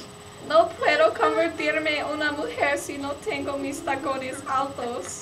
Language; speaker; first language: Spanish; non-native, learner; English